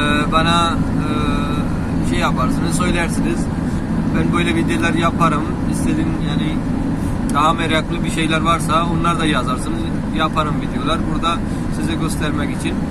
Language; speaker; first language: Turkish; non-native, learner; Urdu